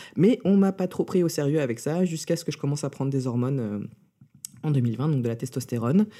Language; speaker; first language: French; early bilingual, other home language; Russian